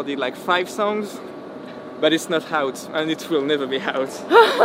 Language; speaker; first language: English; non-native, fluent; French